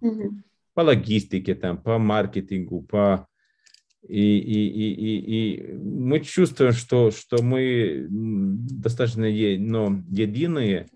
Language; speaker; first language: Russian; non-native, fluent; Lithuanian